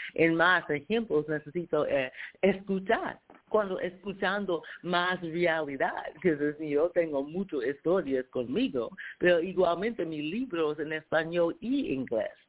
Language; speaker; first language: Spanish; non-native, learner; English